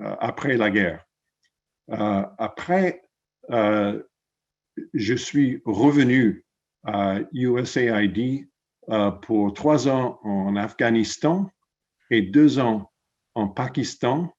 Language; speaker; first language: French; non-native, fluent; English